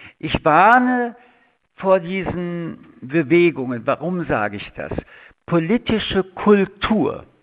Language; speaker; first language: German; early bilingual, other home language; French